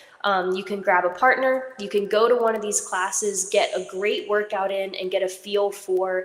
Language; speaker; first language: English; native; English